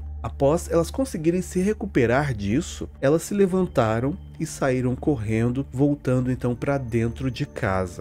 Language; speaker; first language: Portuguese; native; Portuguese